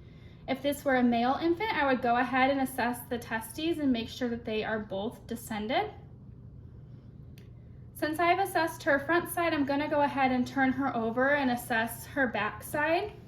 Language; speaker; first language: English; native; English